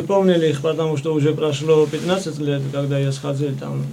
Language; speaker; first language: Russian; non-native, fluent; Georgian